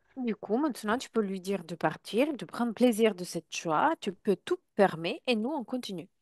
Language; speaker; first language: French; non-native, fluent; Italian